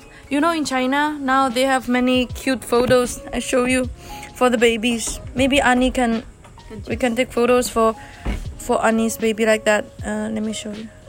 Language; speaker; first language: English; non-native, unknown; Chinese